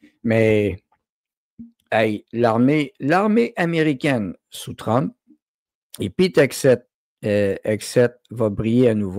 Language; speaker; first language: French; native; French